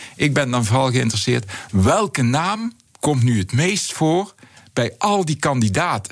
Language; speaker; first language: Dutch; native; Dutch